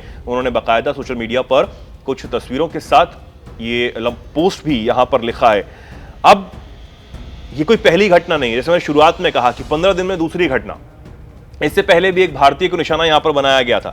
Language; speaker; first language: Hindi; native; Hindi